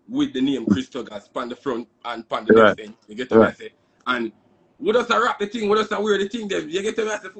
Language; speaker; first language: English; non-native, local second language; Jamaican Creole English